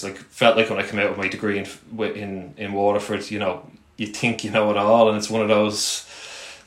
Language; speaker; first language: English; native; English